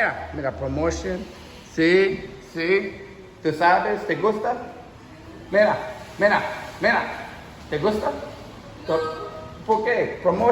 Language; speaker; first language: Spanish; non-native, learner; English